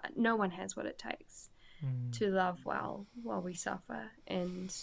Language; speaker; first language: English; native; English